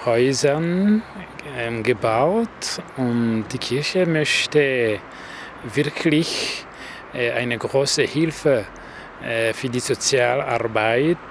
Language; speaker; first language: German; non-native, fluent; Rundi